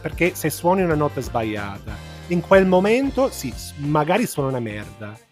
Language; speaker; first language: Italian; early bilingual, heritage; English